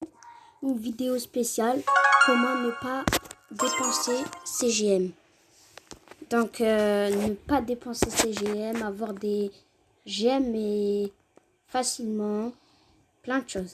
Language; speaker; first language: French; native; French